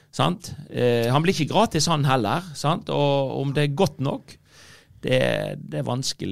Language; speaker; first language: Norwegian; native; Norwegian